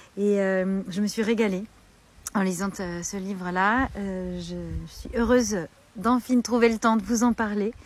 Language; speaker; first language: French; native; French